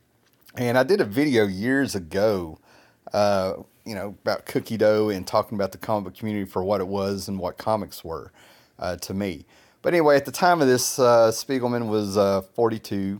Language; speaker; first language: English; native; English